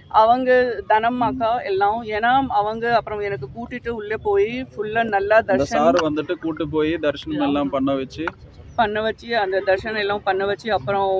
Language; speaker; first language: Tamil; non-native, learner; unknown